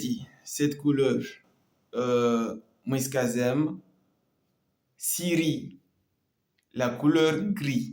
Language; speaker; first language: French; non-native, local second language; Comorian